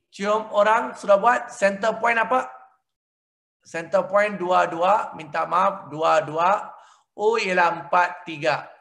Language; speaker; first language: Malay; native; Malay